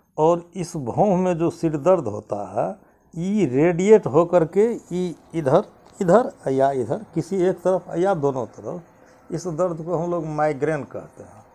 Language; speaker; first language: Hindi; non-native, local second language; Maithili